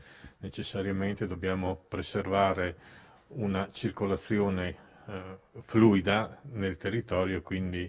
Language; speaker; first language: Italian; native; Italian